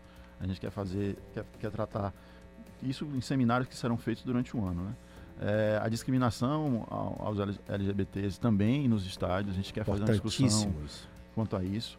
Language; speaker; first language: Portuguese; native; Portuguese